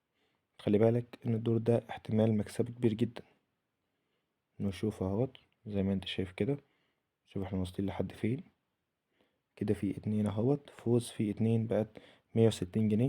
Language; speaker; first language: Arabic; native; Arabic